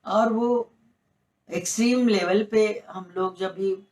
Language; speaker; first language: Hindi; non-native, local second language; Marathi